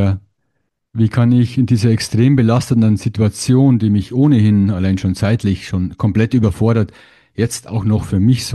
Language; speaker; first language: German; native; German